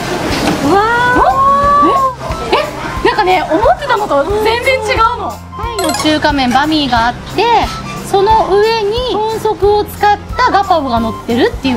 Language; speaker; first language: Japanese; native; Japanese